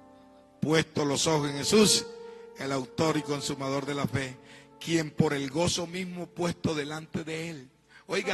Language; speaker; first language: Spanish; native; Spanish